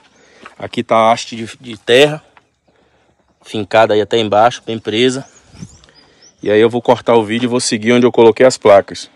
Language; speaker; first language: Portuguese; native; Portuguese